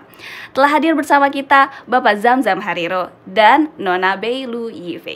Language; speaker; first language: Indonesian; native; Indonesian